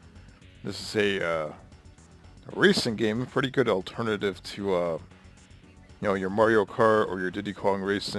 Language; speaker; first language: English; native; English